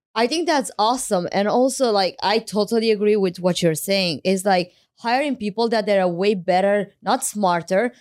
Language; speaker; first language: English; non-native, fluent; Romanian